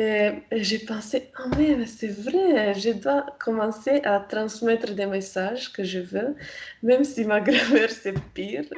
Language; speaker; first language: French; non-native, fluent; Romanian